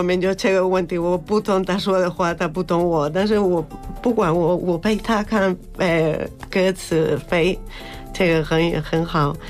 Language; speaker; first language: Chinese; non-native, fluent; Spanish